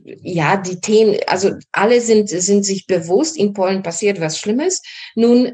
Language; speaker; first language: German; non-native, fluent; Polish